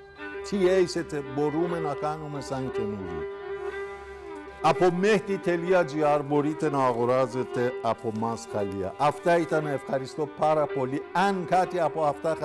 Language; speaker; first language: Greek; non-native, fluent; Persian